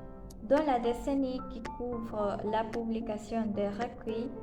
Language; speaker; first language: French; non-native, learner; Spanish